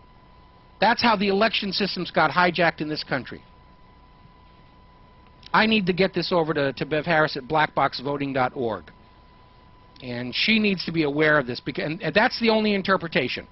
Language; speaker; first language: English; native; English